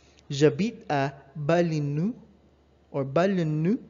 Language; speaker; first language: French; non-native, learner; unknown